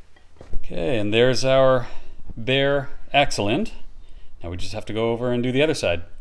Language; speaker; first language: English; native; English